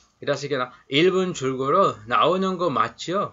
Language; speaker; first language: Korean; non-native, fluent; Sinhala